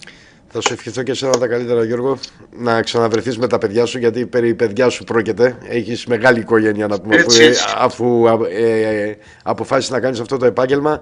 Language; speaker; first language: Greek; native; Greek